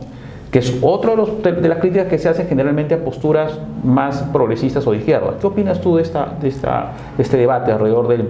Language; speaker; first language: Spanish; native; Spanish